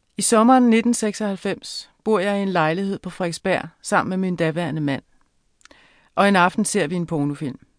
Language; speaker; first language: Danish; native; Danish